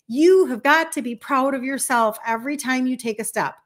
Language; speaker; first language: English; native; English